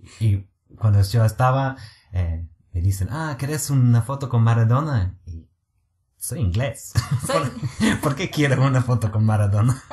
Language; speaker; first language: Spanish; non-native, fluent; English